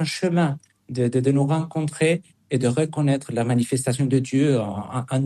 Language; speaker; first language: French; non-native, fluent; Spanish